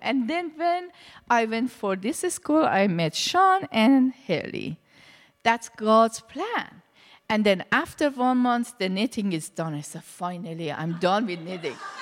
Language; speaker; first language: English; non-native, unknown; Persian